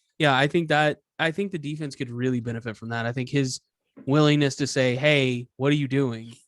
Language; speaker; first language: English; native; English